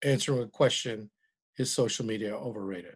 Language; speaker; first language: English; native; English